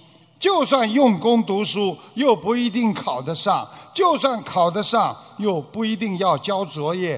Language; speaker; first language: Chinese; native; Chinese